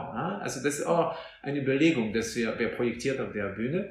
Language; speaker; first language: German; non-native, fluent; French